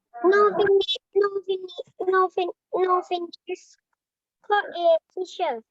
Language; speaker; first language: English; non-native, learner; Thai